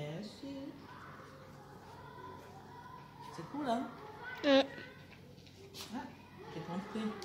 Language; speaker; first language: French; non-native, fluent; English